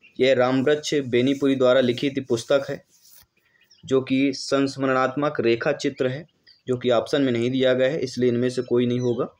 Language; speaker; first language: Hindi; native; Hindi